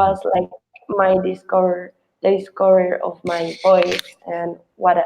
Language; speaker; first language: English; non-native, fluent; Spanish